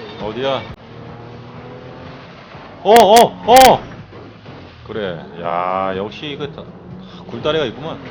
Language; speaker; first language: Korean; native; Korean